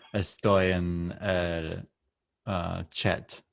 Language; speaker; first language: Spanish; non-native, learner; English